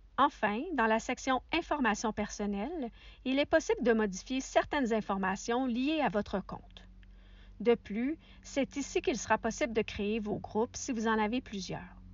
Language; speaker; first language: French; native; French